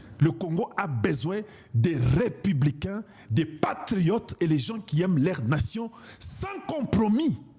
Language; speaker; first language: French; non-native, local second language; Lingala